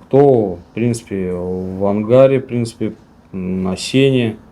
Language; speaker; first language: Russian; native; Russian